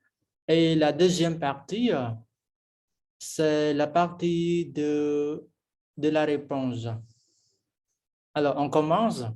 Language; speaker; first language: French; non-native, fluent; Khmer